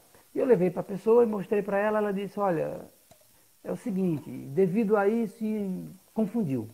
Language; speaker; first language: Portuguese; native; Portuguese